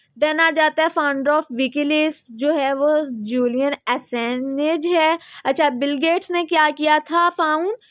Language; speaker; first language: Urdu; native; Urdu